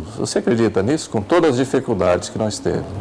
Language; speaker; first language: Portuguese; native; Portuguese